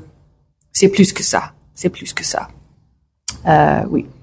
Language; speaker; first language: French; non-native, learner; English